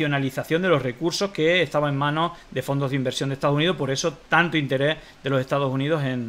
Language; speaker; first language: Spanish; native; Spanish